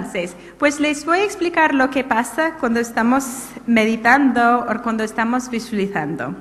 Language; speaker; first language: Spanish; non-native, fluent; English